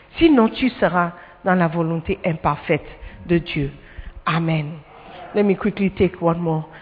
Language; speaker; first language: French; non-native, fluent; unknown